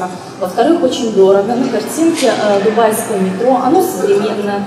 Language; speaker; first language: Russian; native; Russian